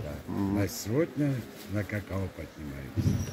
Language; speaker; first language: Russian; non-native, local second language; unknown